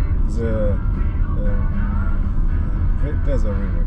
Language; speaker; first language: English; non-native, learner; German